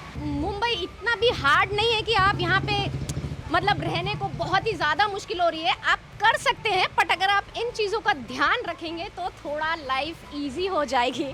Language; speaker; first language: Hindi; native; Hindi